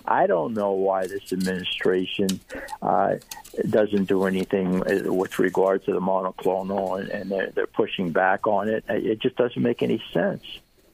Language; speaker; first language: English; early bilingual, other home language; Greek